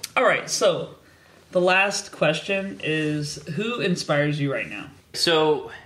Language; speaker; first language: English; native; English